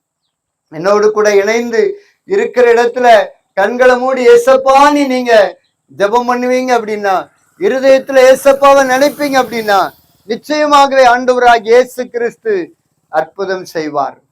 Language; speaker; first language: Tamil; native; Tamil